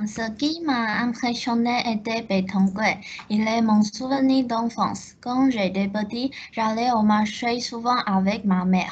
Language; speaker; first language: French; non-native, learner; Chinese